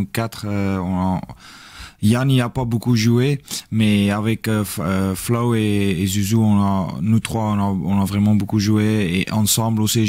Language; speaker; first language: French; non-native, learner; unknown